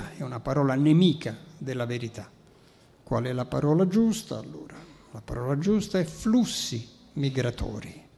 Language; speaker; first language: Italian; native; Italian